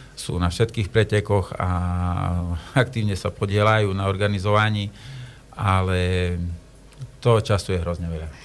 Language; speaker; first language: Slovak; native; Slovak